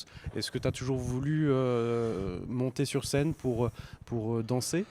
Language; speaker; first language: French; native; French